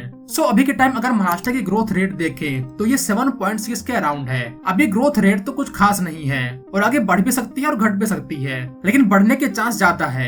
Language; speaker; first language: Hindi; native; Hindi